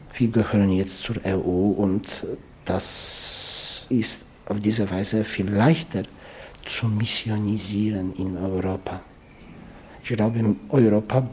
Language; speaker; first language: German; non-native, fluent; Polish